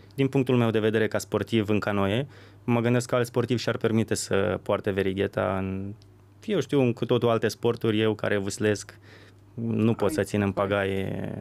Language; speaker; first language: Romanian; native; Romanian